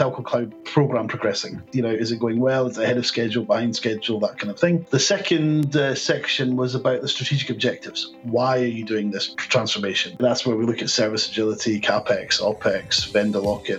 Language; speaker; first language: English; native; English